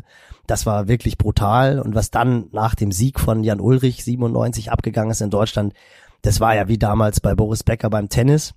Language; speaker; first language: German; native; German